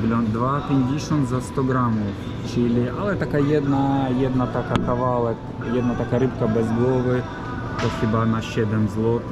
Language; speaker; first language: Polish; non-native, learner; Ukrainian